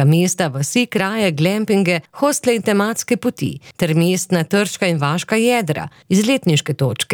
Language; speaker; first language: Slovenian; native; Slovenian